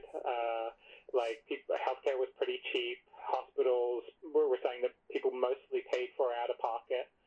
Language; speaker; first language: English; native; English